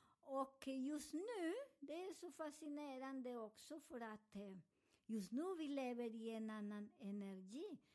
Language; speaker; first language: Swedish; non-native, learner; Spanish